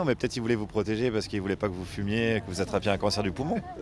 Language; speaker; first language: French; native; French